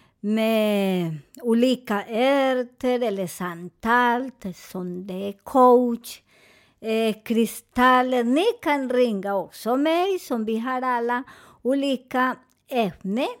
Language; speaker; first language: Swedish; non-native, fluent; Spanish